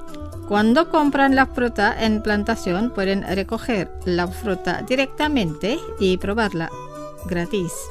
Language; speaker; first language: Spanish; non-native, fluent; Indonesian